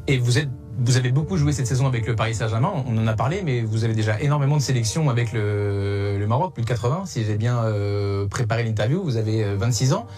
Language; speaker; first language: French; native; French